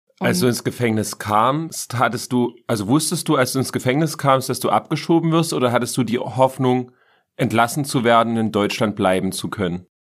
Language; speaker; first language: German; native; German